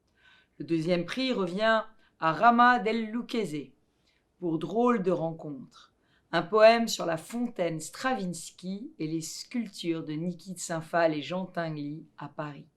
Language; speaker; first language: French; native; French